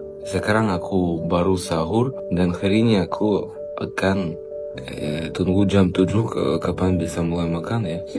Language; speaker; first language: Indonesian; non-native, learner; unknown